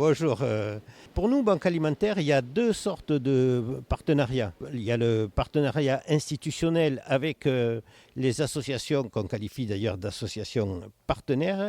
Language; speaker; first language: French; native; French